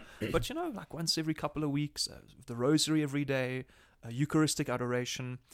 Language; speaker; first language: English; native; English